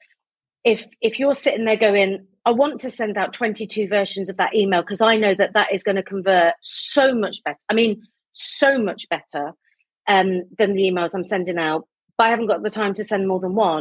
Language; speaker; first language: English; native; English